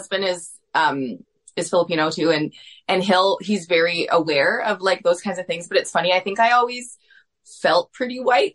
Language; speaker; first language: English; native; English